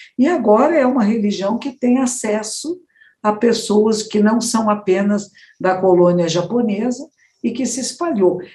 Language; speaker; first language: Portuguese; native; Portuguese